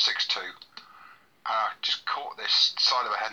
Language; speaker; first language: English; native; English